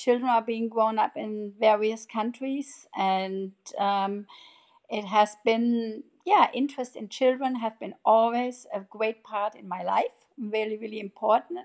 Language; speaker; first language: English; non-native, fluent; German